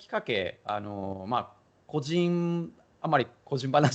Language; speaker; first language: Japanese; non-native, fluent; German